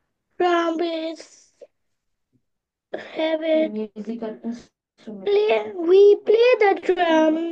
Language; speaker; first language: English; non-native, learner; Bangla